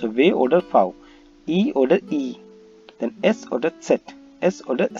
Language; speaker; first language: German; non-native, learner; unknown